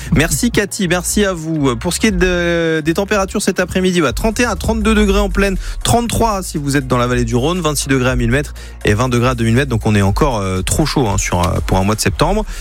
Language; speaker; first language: French; native; French